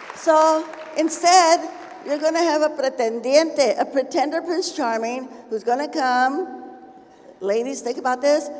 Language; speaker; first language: English; early bilingual, other home language; Spanish